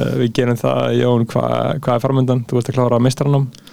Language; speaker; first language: Icelandic; native; Icelandic